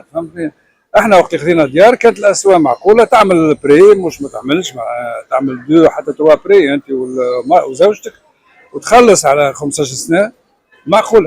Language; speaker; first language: Arabic; native; Arabic